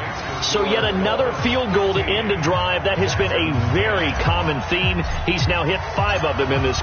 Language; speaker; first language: English; native; English